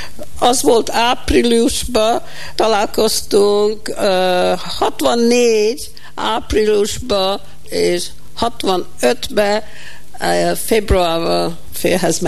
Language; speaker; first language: Hungarian; early bilingual, heritage; Hungarian